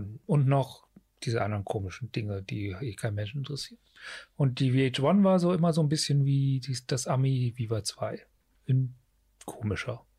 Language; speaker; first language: German; native; German